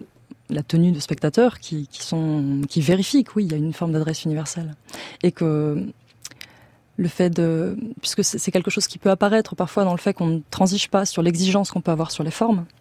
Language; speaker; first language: French; native; French